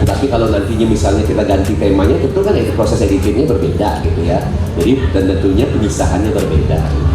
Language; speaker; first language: Indonesian; native; Indonesian